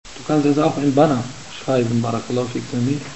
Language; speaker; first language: German; non-native, fluent; Arabic